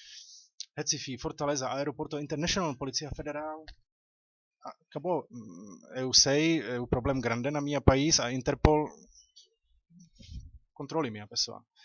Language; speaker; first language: Portuguese; non-native, learner; Czech